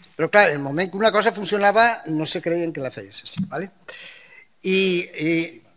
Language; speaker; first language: Catalan; non-native, local second language; Spanish